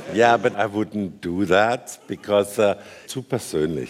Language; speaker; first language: English; non-native, fluent; German